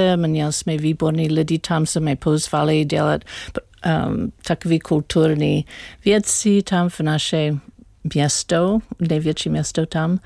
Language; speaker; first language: Czech; non-native, learner; English